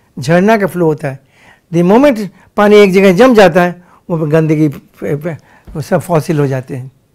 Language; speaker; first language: Hindi; non-native, local second language; Bangla